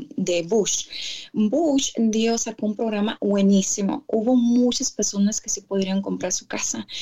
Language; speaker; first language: Spanish; native; Spanish